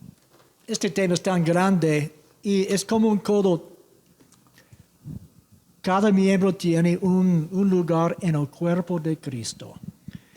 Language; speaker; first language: Spanish; non-native, learner; English